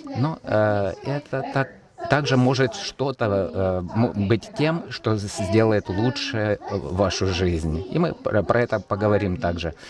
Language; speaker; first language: Russian; non-native, fluent; Italian